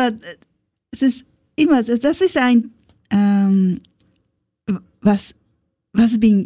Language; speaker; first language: German; non-native, learner; Japanese